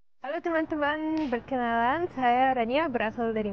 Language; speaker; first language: Indonesian; non-native, fluent; Arabic